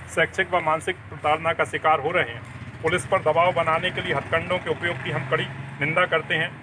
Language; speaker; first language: Hindi; native; Hindi